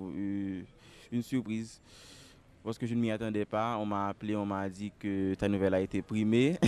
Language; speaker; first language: French; native; French